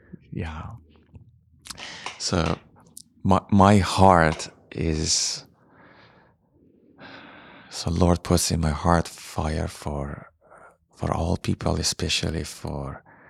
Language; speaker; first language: English; non-native, fluent; Persian